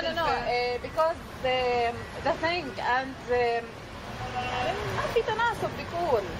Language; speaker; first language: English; non-native, learner; Arabic